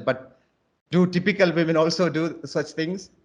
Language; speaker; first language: English; non-native, local second language; Malayalam